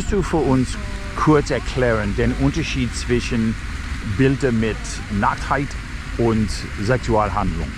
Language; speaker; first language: German; non-native, learner; English